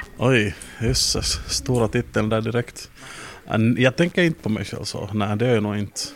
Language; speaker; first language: Swedish; native; Swedish